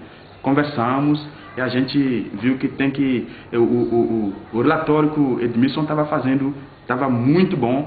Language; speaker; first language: Portuguese; non-native, fluent; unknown